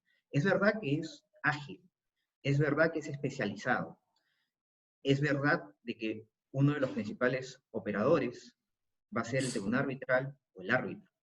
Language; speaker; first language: Spanish; native; Spanish